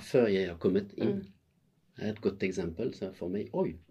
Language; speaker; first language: Norwegian; non-native, fluent; French